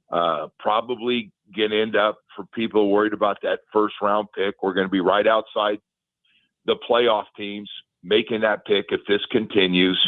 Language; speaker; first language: English; native; English